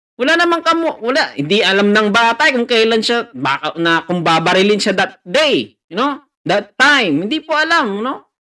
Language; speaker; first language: Filipino; native; Filipino